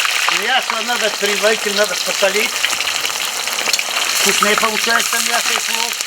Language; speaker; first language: Russian; non-native, local second language; Tajik